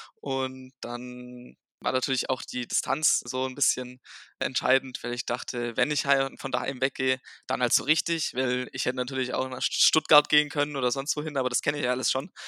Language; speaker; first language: German; native; German